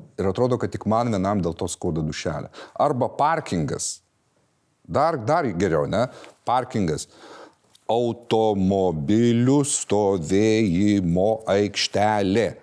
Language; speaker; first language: Lithuanian; native; Lithuanian